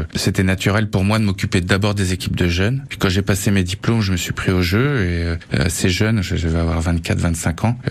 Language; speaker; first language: French; native; French